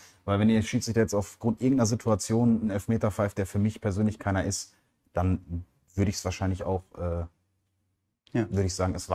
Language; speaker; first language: German; native; German